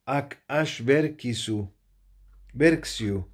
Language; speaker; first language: Lithuanian; non-native, learner; Turkish